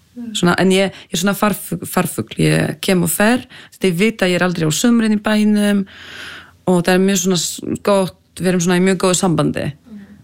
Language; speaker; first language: Icelandic; non-native, fluent; French